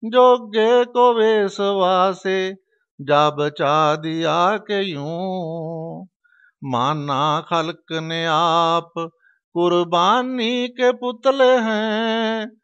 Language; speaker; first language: Hindi; non-native, local second language; Punjabi